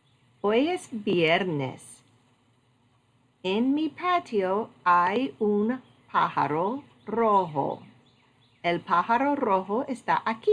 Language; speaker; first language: Spanish; non-native, learner; English